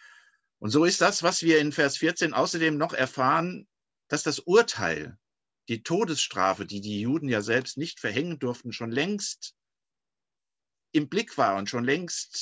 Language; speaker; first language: German; native; German